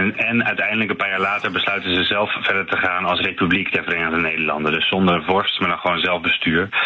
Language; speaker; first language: Dutch; non-native, fluent; English